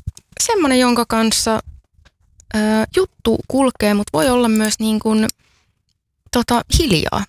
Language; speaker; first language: Finnish; native; Finnish